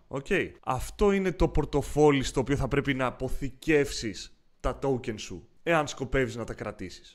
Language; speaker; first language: Greek; native; Greek